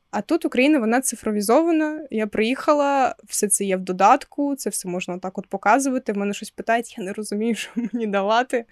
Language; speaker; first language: Ukrainian; non-native, local second language; Russian